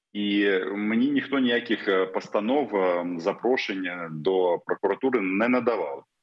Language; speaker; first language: Ukrainian; native; Ukrainian